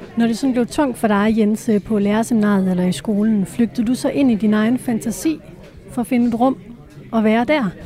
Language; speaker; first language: Danish; native; Danish